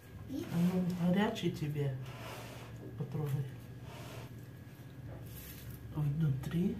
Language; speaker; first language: Russian; native; Russian